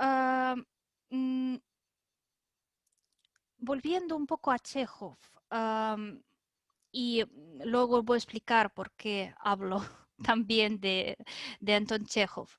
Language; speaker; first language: Spanish; non-native, fluent; Russian